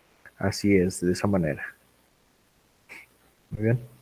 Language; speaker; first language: Spanish; native; Spanish